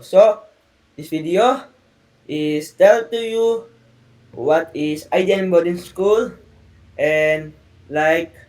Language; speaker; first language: English; non-native, learner; Indonesian